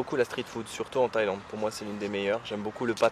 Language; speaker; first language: French; native; French